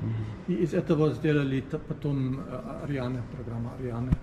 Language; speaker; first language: Russian; non-native, fluent; German